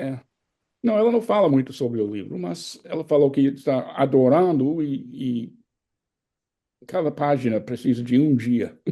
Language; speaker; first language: Portuguese; non-native, fluent; English